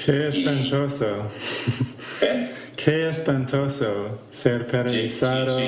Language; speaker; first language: Spanish; non-native, fluent; English